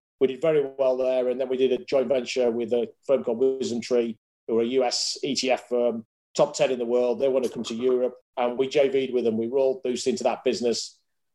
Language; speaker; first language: English; native; English